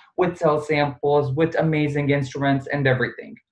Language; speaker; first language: English; non-native, fluent; Bosnian